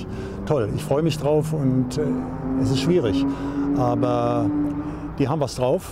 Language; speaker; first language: German; native; German